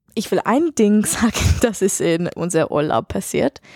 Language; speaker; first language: German; non-native, learner; English